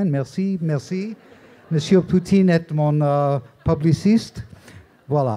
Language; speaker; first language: French; non-native, learner; English